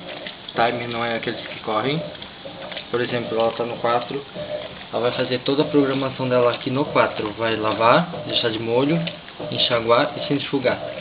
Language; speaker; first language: Portuguese; native; Portuguese